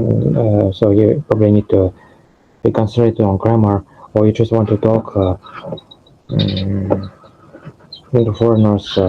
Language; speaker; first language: English; non-native, fluent; Russian